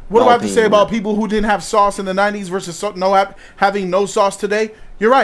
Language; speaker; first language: English; native; English